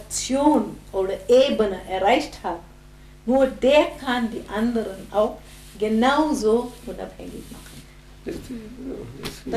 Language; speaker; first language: German; non-native, fluent; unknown